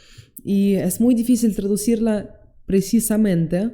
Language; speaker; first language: Spanish; non-native, fluent; Russian